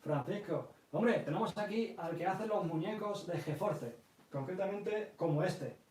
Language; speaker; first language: Spanish; early bilingual, other home language; English